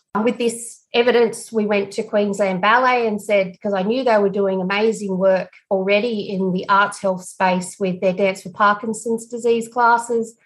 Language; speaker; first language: English; native; English